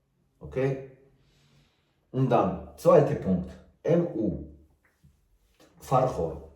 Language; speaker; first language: German; non-native, learner; Tajik